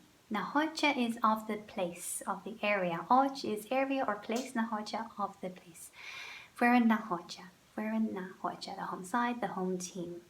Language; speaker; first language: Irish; non-native, local second language; English